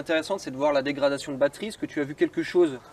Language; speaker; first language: French; native; French